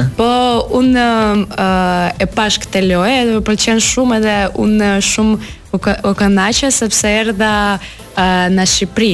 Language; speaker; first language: Albanian; non-native, learner; Belarusian